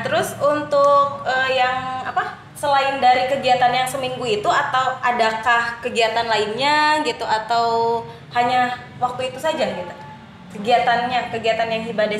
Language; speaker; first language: Indonesian; native; Indonesian